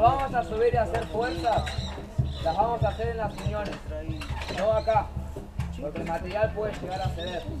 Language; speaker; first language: Spanish; native; Spanish